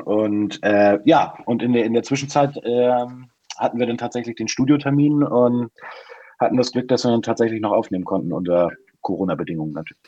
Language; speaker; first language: German; native; German